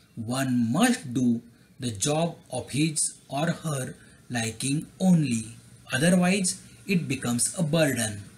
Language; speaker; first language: English; non-native, local second language; Marathi